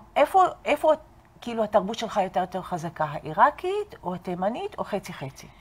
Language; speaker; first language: Hebrew; non-native, fluent; Arabic